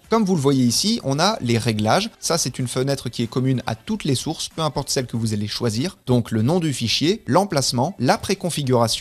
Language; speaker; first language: French; native; French